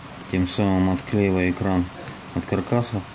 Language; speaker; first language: Russian; native; Russian